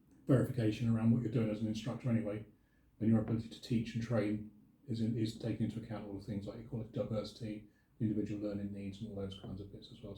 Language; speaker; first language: English; native; English